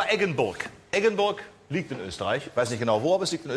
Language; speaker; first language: German; native; German